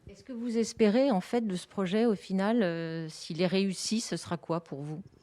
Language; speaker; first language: French; native; French